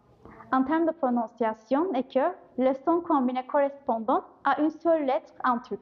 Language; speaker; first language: French; non-native, fluent; Turkish